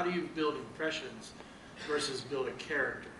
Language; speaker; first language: English; native; English